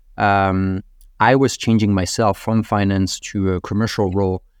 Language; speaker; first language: English; non-native, fluent; French